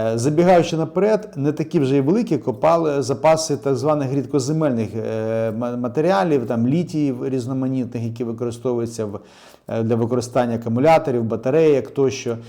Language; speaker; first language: Ukrainian; native; Ukrainian